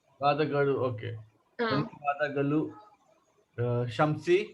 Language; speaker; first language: Kannada; non-native, learner; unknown